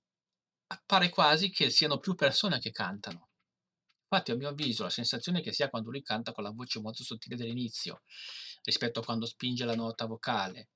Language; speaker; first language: Italian; native; Italian